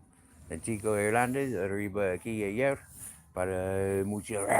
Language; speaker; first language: Spanish; non-native, learner; English